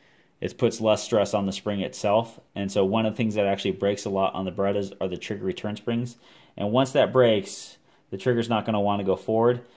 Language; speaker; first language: English; native; English